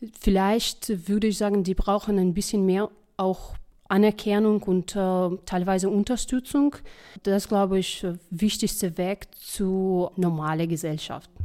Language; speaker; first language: German; non-native, fluent; Russian